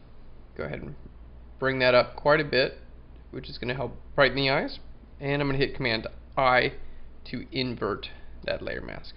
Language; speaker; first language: English; native; English